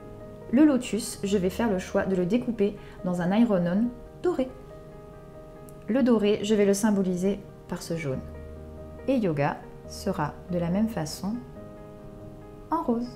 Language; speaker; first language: French; native; French